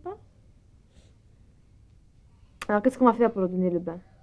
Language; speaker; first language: French; native; French